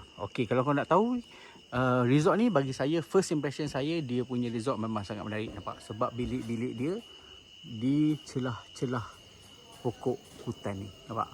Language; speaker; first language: Malay; native; Malay